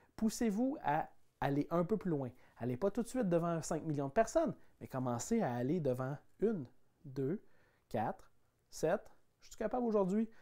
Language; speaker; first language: French; native; French